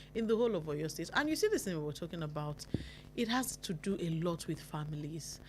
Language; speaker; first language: English; non-native, local second language; Yoruba